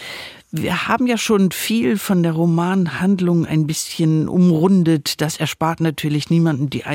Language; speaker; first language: German; native; German